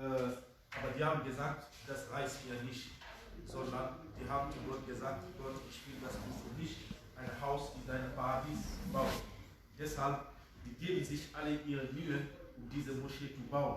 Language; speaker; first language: German; non-native, fluent; Fula